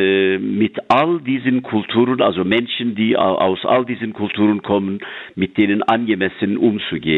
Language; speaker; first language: German; non-native, fluent; Turkish